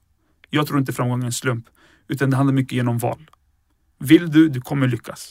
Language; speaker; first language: Swedish; early bilingual, other home language; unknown